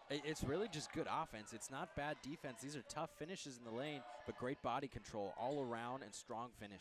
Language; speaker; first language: English; native; English